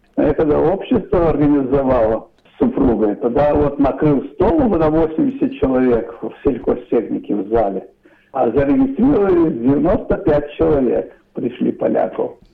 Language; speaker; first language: Russian; non-native, local second language; Polish